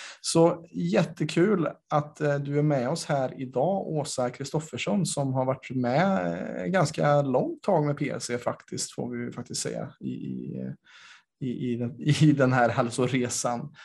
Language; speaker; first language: Swedish; native; Swedish